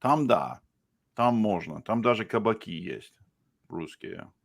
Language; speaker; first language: Russian; non-native, fluent; English